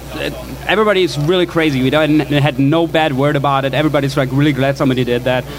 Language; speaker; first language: English; non-native, fluent; German